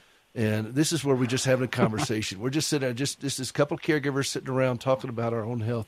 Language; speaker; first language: English; native; English